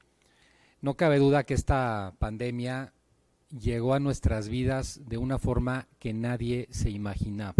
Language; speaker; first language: Spanish; native; Spanish